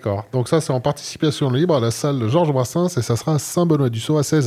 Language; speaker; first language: French; native; French